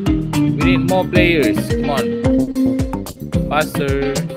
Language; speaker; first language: English; non-native, local second language; Malay